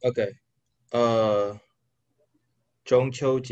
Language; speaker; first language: Chinese; non-native, learner; English